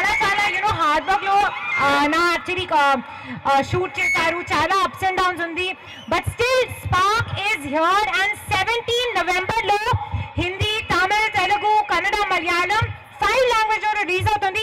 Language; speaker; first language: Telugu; non-native, learner; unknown